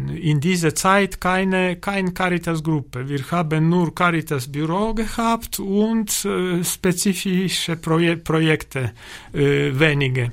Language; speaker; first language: German; non-native, learner; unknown